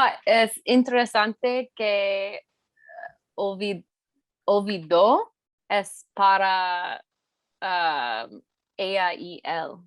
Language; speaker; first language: Spanish; non-native, learner; English